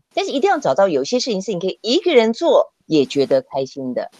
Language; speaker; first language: Chinese; native; Chinese